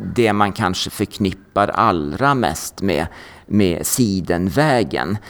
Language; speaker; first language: Swedish; non-native, fluent; Norwegian